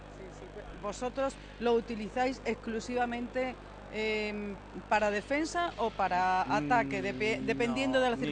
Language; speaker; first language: Spanish; native; Spanish